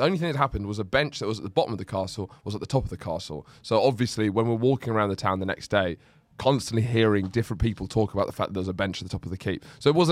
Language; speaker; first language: English; native; English